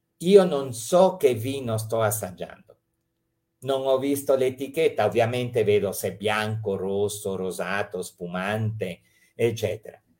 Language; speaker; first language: Italian; early bilingual, heritage; Italian